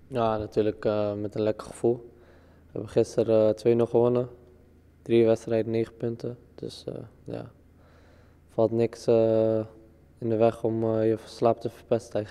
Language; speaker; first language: Dutch; native; Dutch